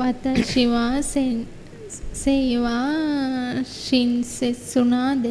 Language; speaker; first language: Japanese; non-native, learner; Sinhala